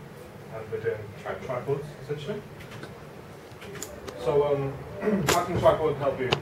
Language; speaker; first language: English; native; English